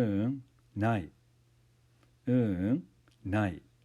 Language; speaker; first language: Japanese; non-native, fluent; English